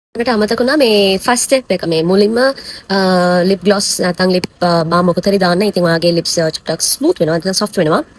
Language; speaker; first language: Sinhala; non-native, local second language; Tamil